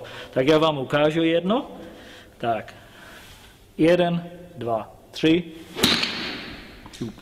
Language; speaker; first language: Czech; non-native, learner; English